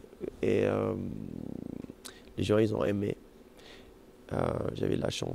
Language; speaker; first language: French; non-native, fluent; German